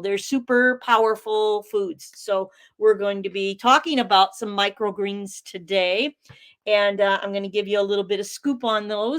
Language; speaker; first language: English; native; English